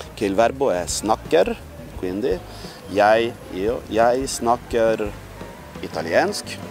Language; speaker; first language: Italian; non-native, fluent; Norwegian